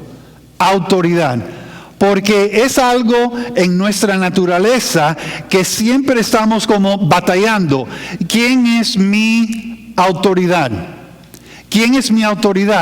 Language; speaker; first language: Spanish; non-native, fluent; English